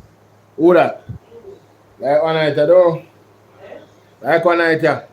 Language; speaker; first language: English; native; English